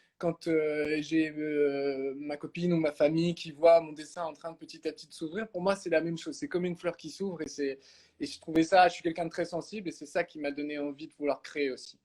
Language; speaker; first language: French; native; French